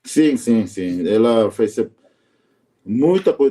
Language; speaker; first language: Portuguese; non-native, learner; Korean